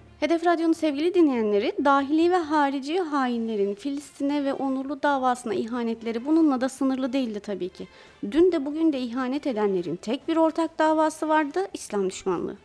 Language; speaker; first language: Turkish; native; Turkish